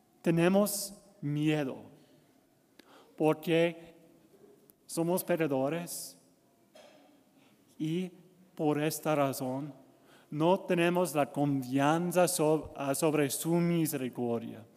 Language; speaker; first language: Spanish; non-native, learner; English